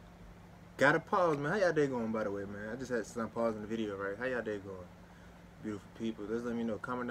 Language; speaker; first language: English; native; English